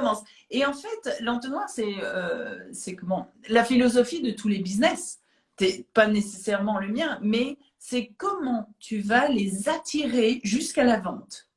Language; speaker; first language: French; native; French